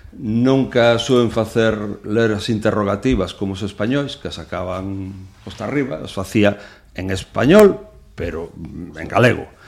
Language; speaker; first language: Galician; non-native, local second language; Spanish